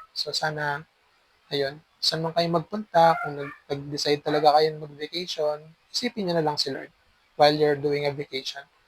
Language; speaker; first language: Filipino; native; Filipino